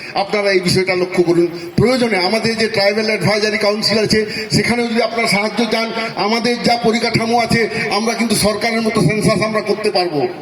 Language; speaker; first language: Bangla; non-native, local second language; Santali